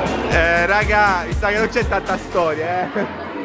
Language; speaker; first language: Italian; native; Italian